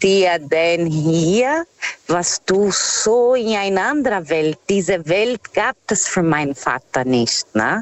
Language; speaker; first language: German; non-native, fluent; Portuguese